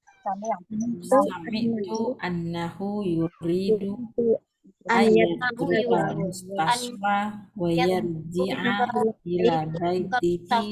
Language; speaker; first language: Arabic; non-native, learner; Indonesian